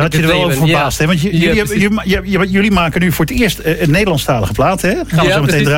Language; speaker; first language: Dutch; native; Dutch